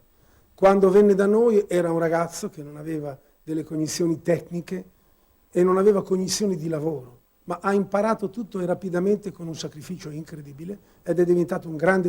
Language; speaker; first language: Italian; native; Italian